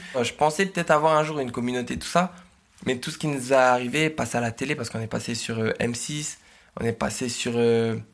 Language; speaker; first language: French; native; French